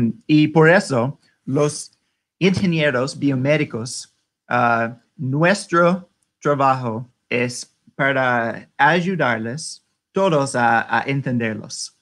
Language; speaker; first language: Spanish; non-native, learner; English